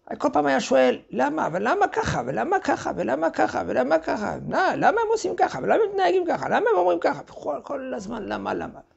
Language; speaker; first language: Hebrew; non-native, fluent; French